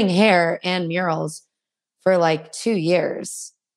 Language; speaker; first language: English; native; English